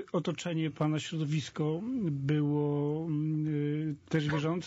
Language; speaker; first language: Polish; native; Polish